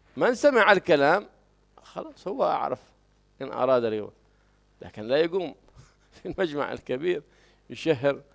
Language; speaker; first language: Arabic; native; Arabic